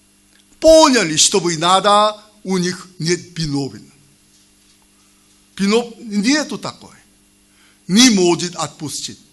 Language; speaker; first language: Russian; non-native, learner; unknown